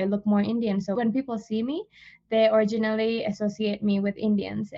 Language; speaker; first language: English; non-native, fluent; Divehi